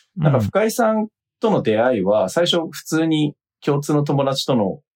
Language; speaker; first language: Japanese; native; Japanese